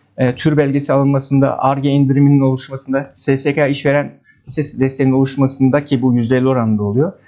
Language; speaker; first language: Turkish; native; Turkish